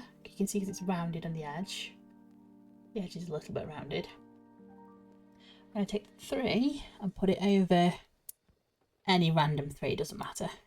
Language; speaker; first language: English; native; English